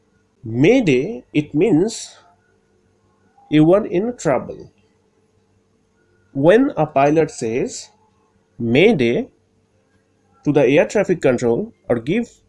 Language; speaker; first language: English; non-native, local second language; Bangla